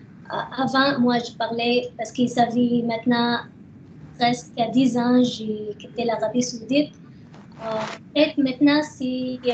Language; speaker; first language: French; non-native, learner; Arabic